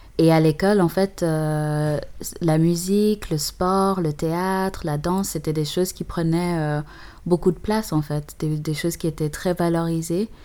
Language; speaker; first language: French; early bilingual, other home language; English